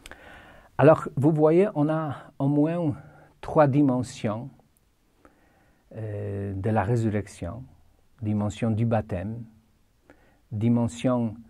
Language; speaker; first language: French; non-native, fluent; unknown